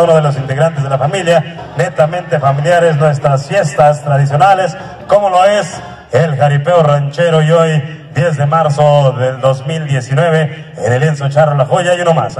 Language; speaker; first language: Spanish; native; Spanish